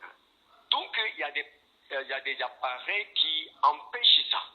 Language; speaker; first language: French; non-native, fluent; Korean